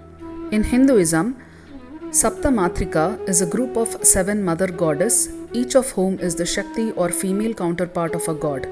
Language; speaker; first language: English; non-native, local second language; Kannada